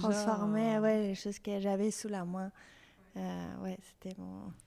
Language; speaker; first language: French; non-native, fluent; Spanish